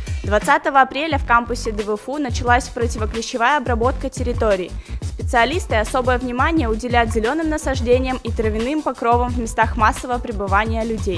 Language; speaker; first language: Russian; native; Russian